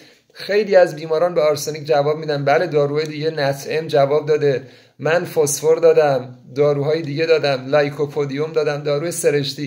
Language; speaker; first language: Persian; native; Persian